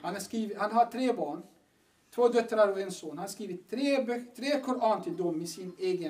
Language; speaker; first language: Swedish; non-native, fluent; Arabic